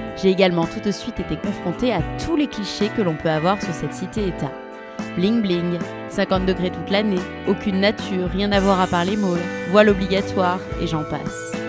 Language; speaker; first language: French; native; French